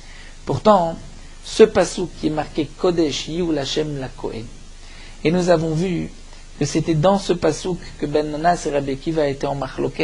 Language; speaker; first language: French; native; French